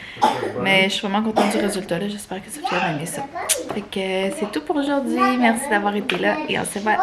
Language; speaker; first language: French; native; French